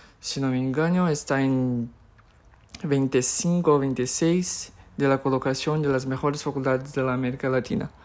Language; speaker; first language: Spanish; non-native, fluent; Portuguese